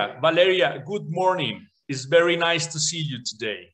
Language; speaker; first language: English; non-native, fluent; Spanish